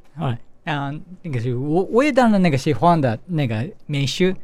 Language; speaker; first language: Chinese; non-native, learner; Japanese